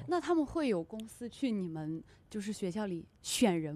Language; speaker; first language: Chinese; native; Chinese